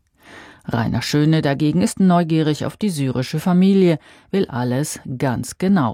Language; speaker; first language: German; native; German